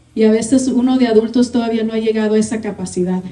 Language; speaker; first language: Spanish; early bilingual, heritage; Spanish